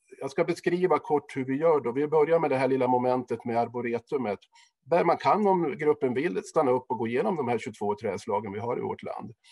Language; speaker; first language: Swedish; native; Swedish